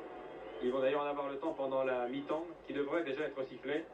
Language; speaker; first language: French; native; French